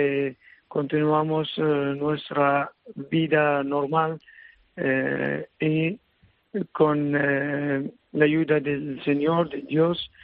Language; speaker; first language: Spanish; non-native, learner; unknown